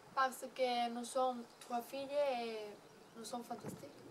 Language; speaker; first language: French; non-native, learner; Spanish